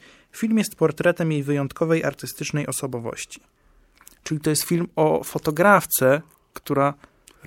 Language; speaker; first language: Polish; native; Polish